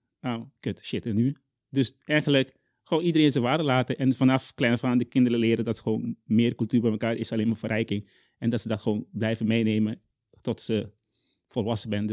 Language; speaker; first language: Dutch; non-native, local second language; Papiamento